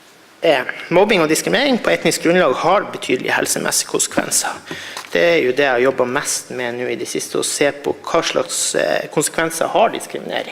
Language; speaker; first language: Norwegian; native; Norwegian